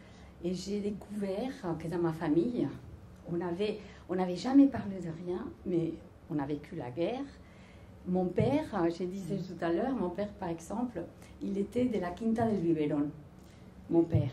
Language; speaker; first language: French; non-native, fluent; Spanish